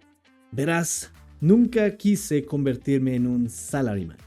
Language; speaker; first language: Spanish; non-native, fluent; English